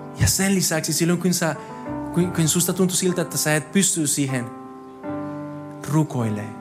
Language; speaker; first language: Finnish; non-native, fluent; Spanish